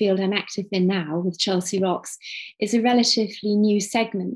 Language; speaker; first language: English; native; English